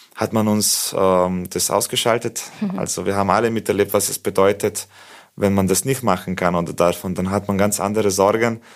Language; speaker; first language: German; non-native, fluent; Slovenian